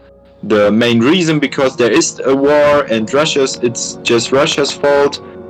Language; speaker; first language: English; non-native, fluent; German